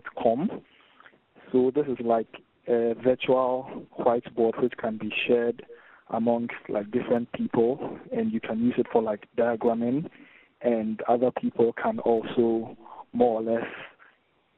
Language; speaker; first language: English; non-native, local second language; Akan